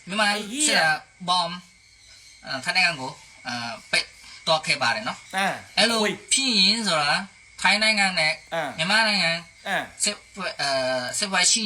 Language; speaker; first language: Burmese; non-native, learner; Khmer